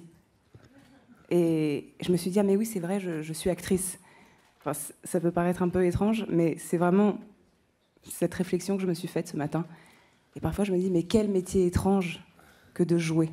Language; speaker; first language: French; native; French